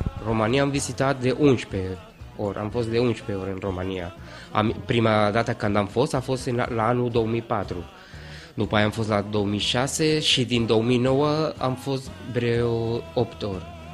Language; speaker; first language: Romanian; non-native, fluent; Spanish